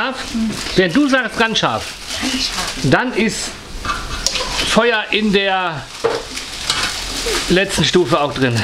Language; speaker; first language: German; native; German